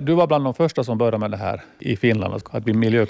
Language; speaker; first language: Swedish; native; Swedish